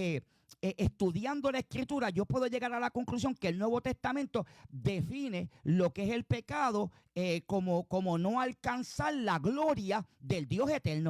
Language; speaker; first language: Spanish; native; Spanish